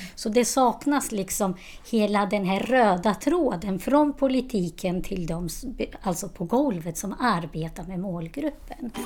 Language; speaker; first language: Swedish; non-native, fluent; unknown